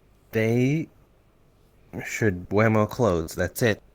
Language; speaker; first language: English; native; English